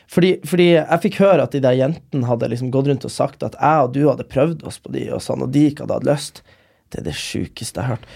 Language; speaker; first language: Norwegian; native; Norwegian